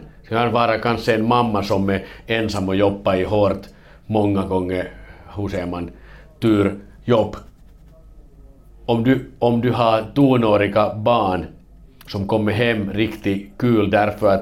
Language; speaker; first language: Swedish; non-native, learner; Finnish